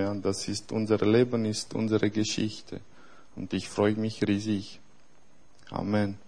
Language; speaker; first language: German; non-native, fluent; Romanian